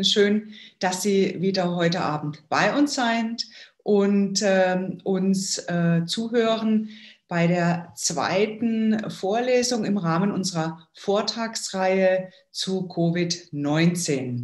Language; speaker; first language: German; native; German